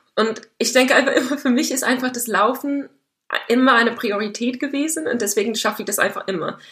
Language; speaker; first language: German; non-native, fluent; English